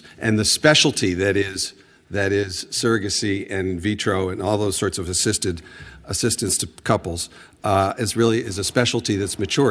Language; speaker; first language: English; native; English